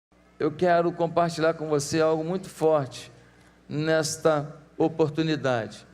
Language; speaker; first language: Portuguese; native; Portuguese